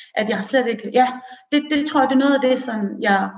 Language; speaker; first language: Danish; early bilingual, other home language; Persian